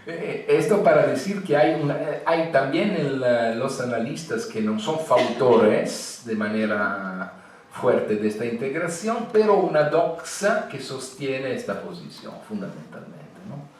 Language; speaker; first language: Spanish; non-native, fluent; Italian